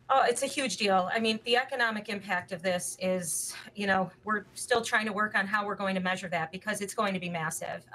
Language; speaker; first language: English; native; English